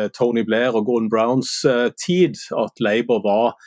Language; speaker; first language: Norwegian; native; Norwegian